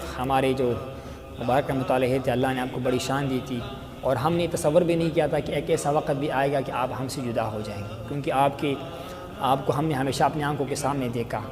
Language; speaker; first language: Urdu; non-native, local second language; Pashto